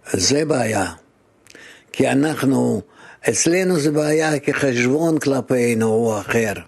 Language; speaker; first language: Hebrew; non-native, fluent; Russian